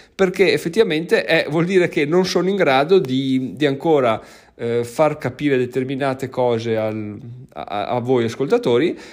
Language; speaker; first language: Italian; native; Italian